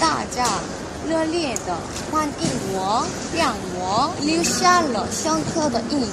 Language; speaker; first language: Chinese; non-native, learner; Korean